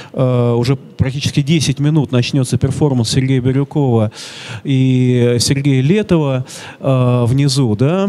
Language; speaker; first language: Russian; native; Russian